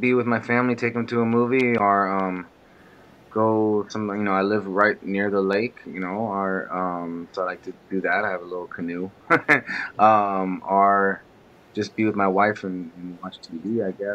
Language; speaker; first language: English; native; English